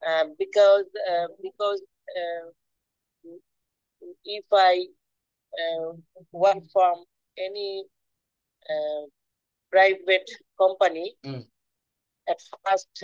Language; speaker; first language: English; non-native, learner; Bangla